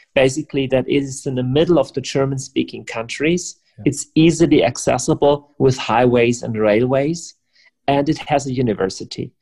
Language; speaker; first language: English; non-native, fluent; German